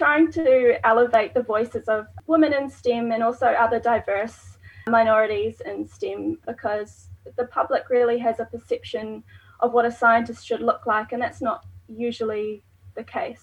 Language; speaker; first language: English; native; English